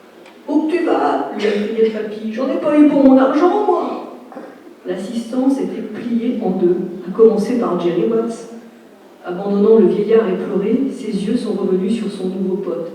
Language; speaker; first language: French; native; French